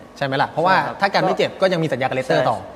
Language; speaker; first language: Thai; native; Thai